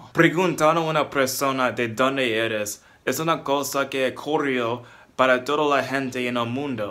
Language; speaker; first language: Spanish; non-native, fluent; English